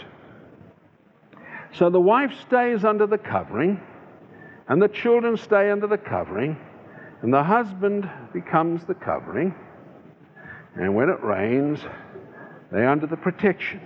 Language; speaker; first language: English; native; English